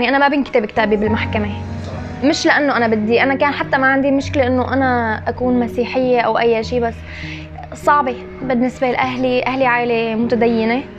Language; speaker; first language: Arabic; native; Arabic